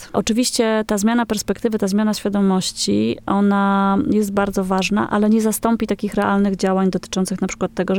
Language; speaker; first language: Polish; native; Polish